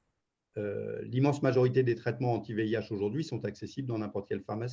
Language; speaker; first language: French; native; French